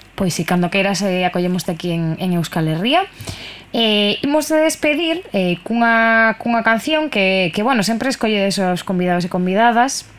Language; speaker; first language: Galician; non-native, local second language; Spanish